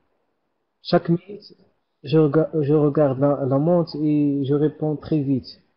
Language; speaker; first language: French; non-native, learner; Arabic